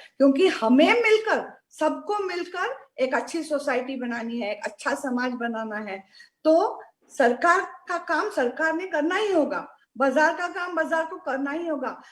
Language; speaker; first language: Hindi; non-native, local second language; Marathi